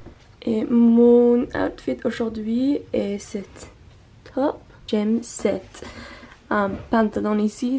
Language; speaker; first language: French; non-native, learner; Norwegian